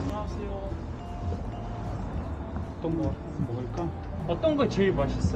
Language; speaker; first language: Korean; non-native, fluent; Russian